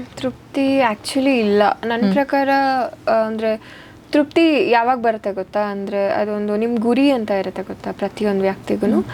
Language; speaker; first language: Kannada; native; Kannada